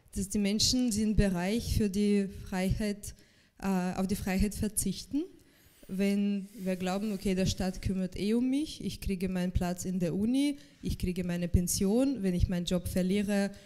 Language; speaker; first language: German; non-native, fluent; Russian